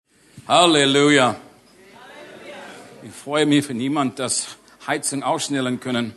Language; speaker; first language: German; non-native, learner; English